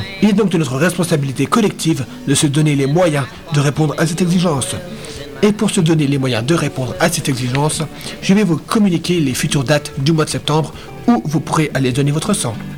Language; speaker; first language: French; native; French